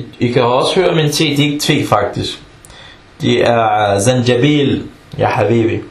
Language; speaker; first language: Danish; early bilingual, other home language; Arabic